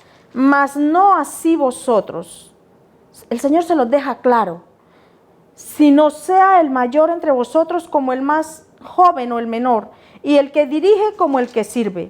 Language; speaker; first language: Spanish; native; Spanish